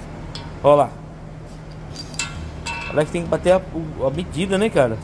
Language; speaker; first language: Portuguese; native; Portuguese